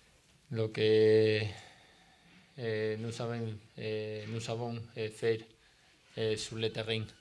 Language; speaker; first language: French; non-native, learner; Spanish